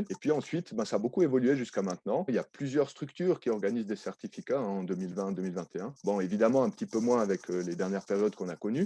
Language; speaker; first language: French; native; French